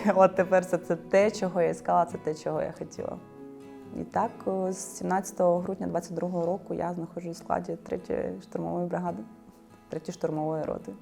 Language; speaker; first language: Ukrainian; native; Ukrainian